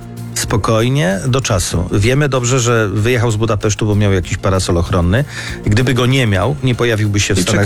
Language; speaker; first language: Polish; native; Polish